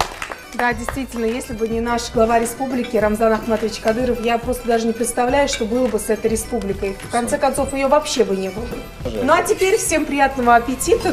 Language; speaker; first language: Russian; native; Russian